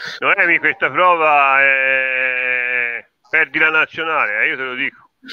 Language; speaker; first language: Italian; native; Italian